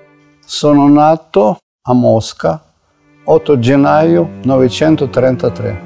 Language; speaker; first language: Italian; non-native, fluent; Russian